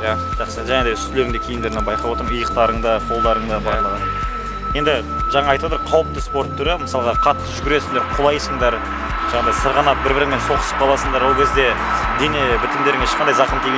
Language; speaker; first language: Kazakh; native; Kazakh